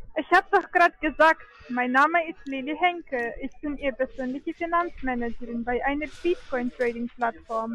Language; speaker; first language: German; non-native, fluent; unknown